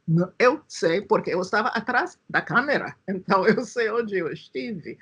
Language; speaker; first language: Portuguese; non-native, fluent; English